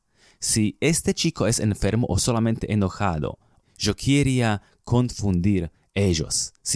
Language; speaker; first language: Spanish; non-native, fluent; Slovak